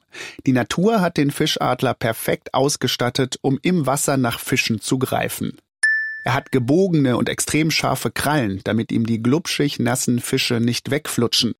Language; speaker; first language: German; native; German